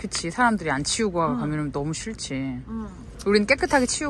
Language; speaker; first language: Korean; native; Korean